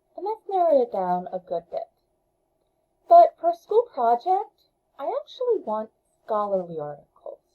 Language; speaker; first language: English; native; English